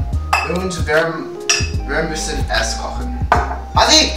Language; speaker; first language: German; non-native, learner; English